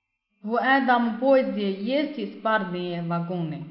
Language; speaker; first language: Russian; non-native, fluent; Chinese